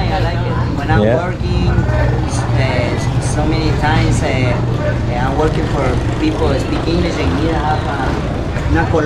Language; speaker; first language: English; non-native, learner; Spanish